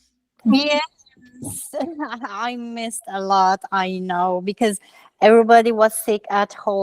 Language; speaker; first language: English; non-native, learner; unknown